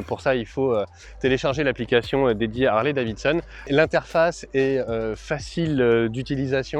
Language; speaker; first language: French; native; French